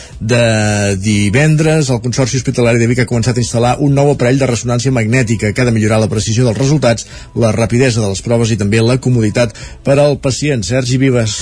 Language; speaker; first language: Catalan; native; Catalan